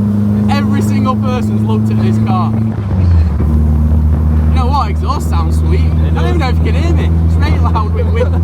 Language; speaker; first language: English; native; English